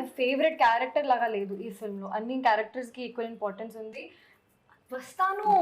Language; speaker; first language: Telugu; non-native, fluent; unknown